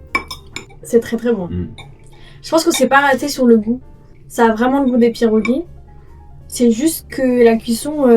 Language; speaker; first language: French; native; French